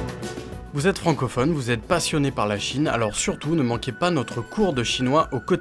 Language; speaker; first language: French; native; French